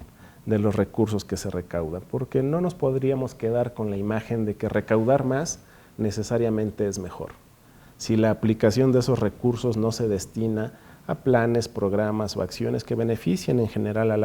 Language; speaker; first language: Spanish; native; Spanish